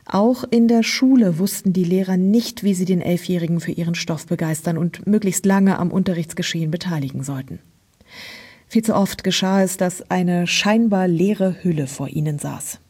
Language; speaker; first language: German; native; German